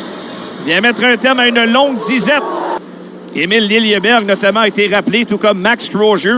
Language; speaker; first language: French; native; French